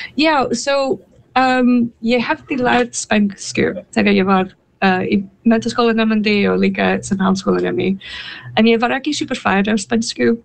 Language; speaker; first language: Icelandic; non-native, fluent; English